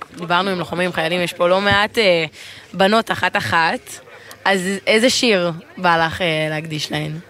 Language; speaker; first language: Hebrew; native; Hebrew